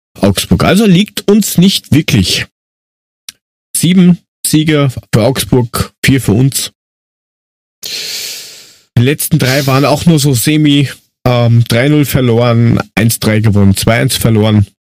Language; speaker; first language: German; native; German